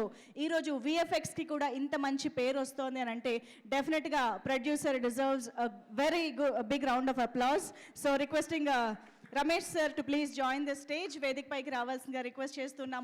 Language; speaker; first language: Telugu; native; Telugu